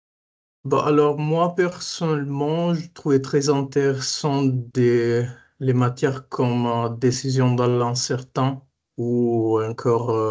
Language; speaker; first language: French; non-native, fluent; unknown